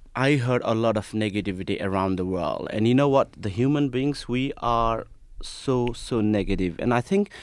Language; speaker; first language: English; non-native, local second language; Nepali